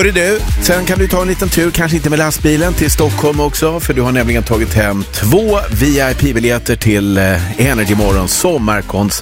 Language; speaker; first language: Swedish; native; Swedish